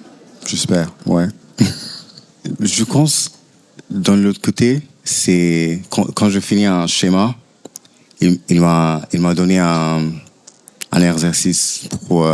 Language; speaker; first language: French; non-native, fluent; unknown